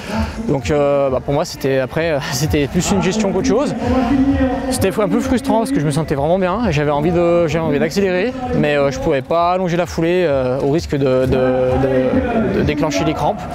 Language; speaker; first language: French; native; French